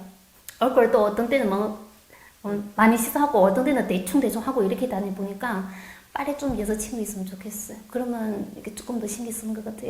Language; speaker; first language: Korean; non-native, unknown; Chinese